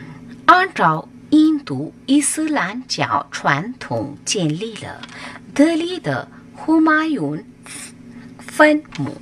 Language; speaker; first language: Chinese; non-native, fluent; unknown